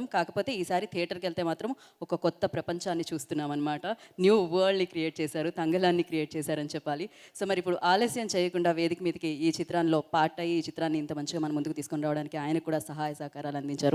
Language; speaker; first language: Telugu; native; Telugu